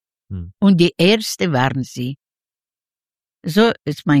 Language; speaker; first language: German; non-native, learner; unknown